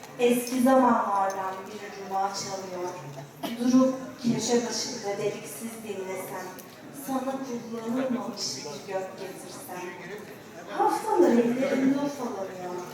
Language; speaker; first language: Turkish; non-native, learner; Arabic